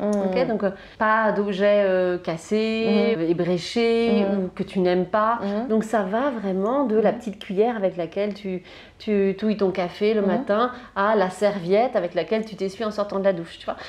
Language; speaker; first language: French; native; French